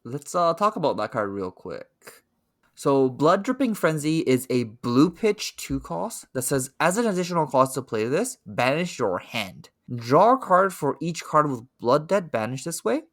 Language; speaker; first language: English; native; English